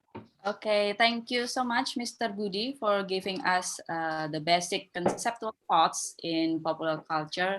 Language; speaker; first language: English; non-native, fluent; Indonesian